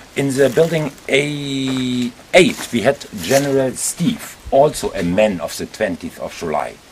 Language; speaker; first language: English; non-native, fluent; German